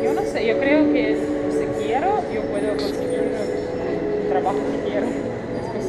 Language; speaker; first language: Spanish; non-native, fluent; Russian